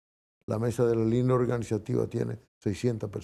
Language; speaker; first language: Spanish; native; Spanish